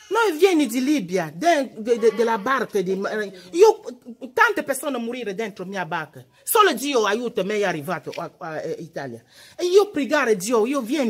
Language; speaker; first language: Italian; non-native, learner; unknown